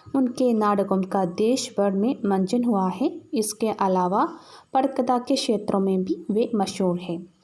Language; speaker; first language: Hindi; non-native, local second language; Malayalam